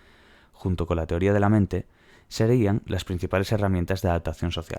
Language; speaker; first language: Spanish; native; Spanish